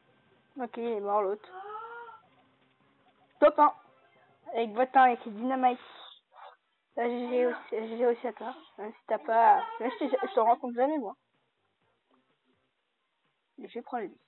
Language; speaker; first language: French; native; French